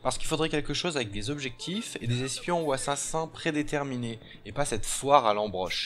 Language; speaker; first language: French; native; French